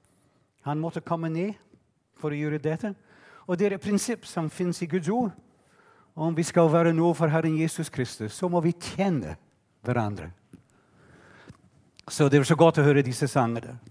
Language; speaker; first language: Norwegian; non-native, fluent; English